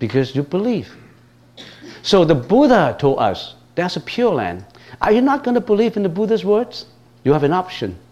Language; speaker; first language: English; non-native, local second language; Cantonese